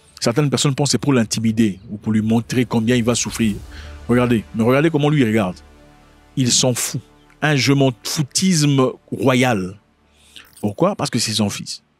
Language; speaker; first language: French; non-native, local second language; Lingala